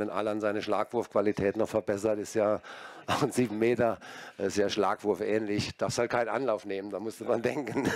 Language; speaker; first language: German; native; German